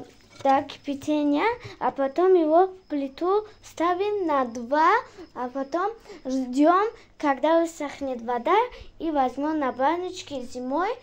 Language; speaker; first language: Russian; non-native, learner; Tajik